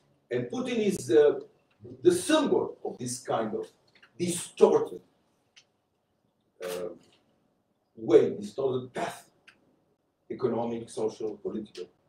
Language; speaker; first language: English; non-native, fluent; Romanian